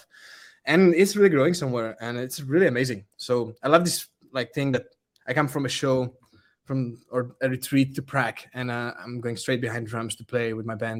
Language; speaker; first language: English; non-native, fluent; Czech